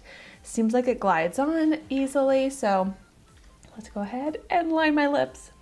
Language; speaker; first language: English; native; English